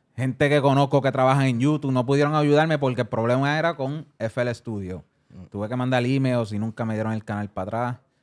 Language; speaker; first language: Spanish; early bilingual, heritage; Spanish